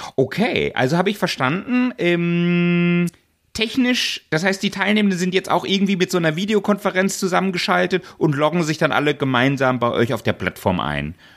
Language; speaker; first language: German; native; German